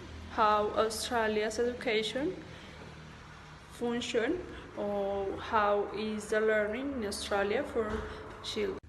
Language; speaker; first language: English; non-native, learner; Spanish